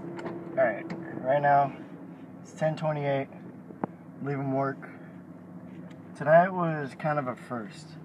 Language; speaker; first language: English; native; English